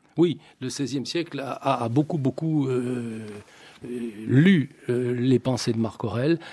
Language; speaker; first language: French; native; French